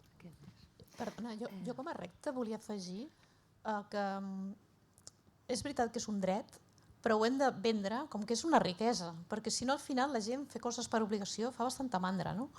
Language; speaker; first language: Catalan; native; Catalan